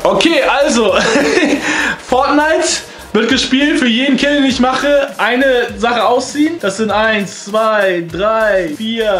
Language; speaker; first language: German; native; German